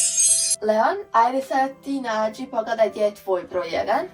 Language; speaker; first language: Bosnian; early bilingual, heritage; Serbian